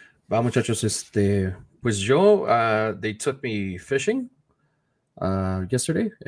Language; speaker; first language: English; early bilingual, other home language; Spanish